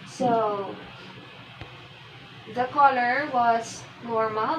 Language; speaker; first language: English; non-native, local second language; Filipino